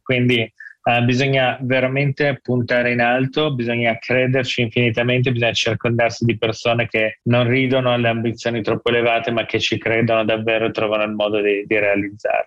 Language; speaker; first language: Italian; native; Italian